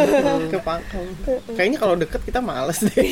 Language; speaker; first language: Indonesian; native; Indonesian